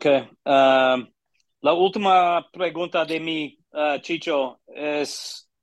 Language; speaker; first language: Spanish; non-native, learner; English